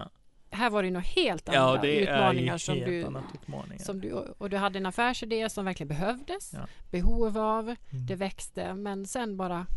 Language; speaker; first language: Swedish; native; Swedish